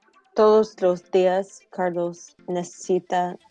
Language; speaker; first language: Spanish; non-native, learner; English